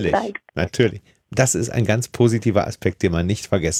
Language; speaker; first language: German; native; German